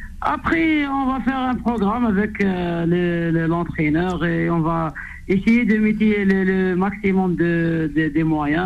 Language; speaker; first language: French; non-native, local second language; Arabic